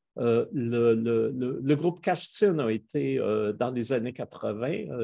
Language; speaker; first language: French; native; French